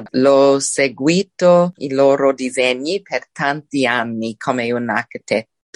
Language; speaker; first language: Italian; non-native, fluent; English